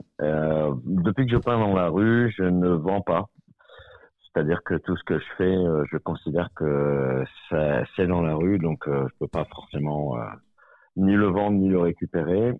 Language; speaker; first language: French; native; French